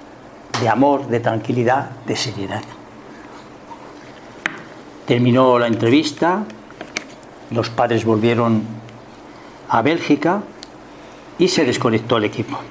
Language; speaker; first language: Spanish; native; Spanish